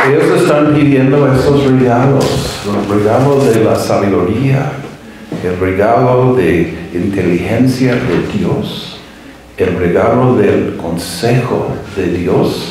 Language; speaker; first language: Spanish; non-native, fluent; English